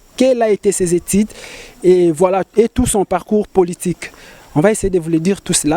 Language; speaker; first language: French; non-native, local second language; Lingala